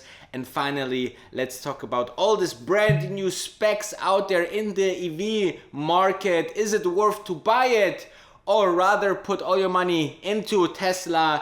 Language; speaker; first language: English; non-native, fluent; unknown